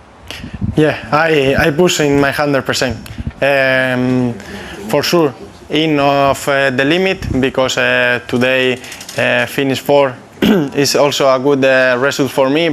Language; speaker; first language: English; non-native, fluent; Spanish